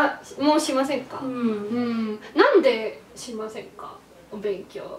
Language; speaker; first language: Japanese; non-native, fluent; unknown